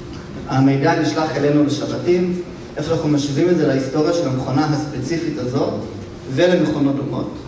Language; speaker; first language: Hebrew; native; Hebrew